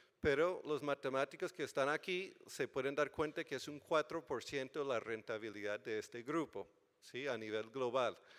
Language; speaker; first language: Spanish; non-native, fluent; English